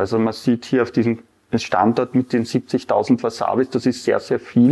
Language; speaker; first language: German; native; German